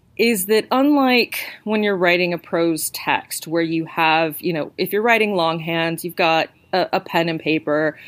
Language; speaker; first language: English; native; English